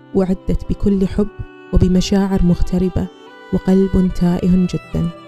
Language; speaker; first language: Arabic; early bilingual, other home language; German